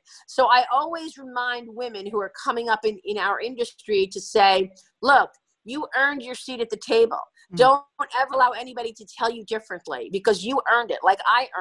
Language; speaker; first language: English; native; English